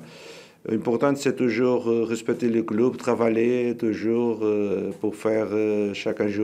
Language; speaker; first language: French; non-native, learner; Portuguese